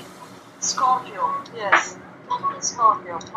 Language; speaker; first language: English; non-native, fluent; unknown